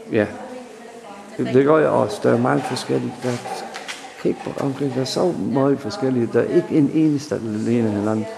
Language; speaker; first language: Danish; non-native, learner; English